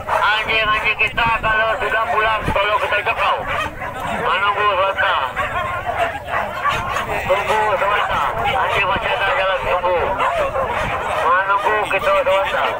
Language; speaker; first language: Indonesian; non-native, local second language; Minangkabau